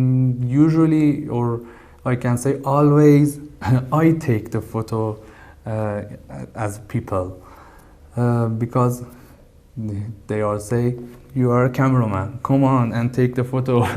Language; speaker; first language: English; non-native, learner; Persian